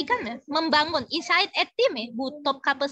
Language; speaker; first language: Turkish; non-native, fluent; Indonesian